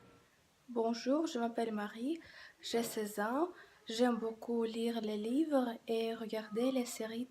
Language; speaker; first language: French; non-native, learner; Russian